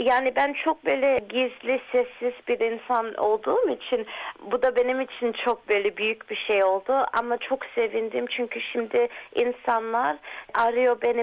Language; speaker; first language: Turkish; early bilingual, heritage; Turkish